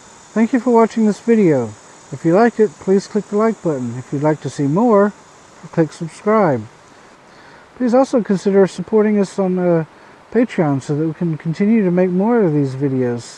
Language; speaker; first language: English; native; English